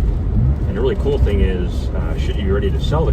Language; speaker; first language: English; native; English